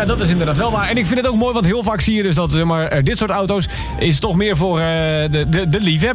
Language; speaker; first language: Dutch; native; Dutch